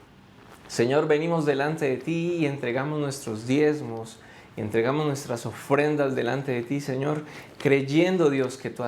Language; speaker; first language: Spanish; native; Spanish